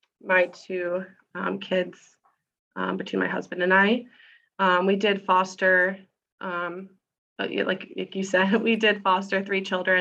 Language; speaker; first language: English; native; English